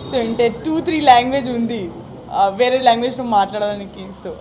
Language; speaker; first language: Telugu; non-native, learner; Gujarati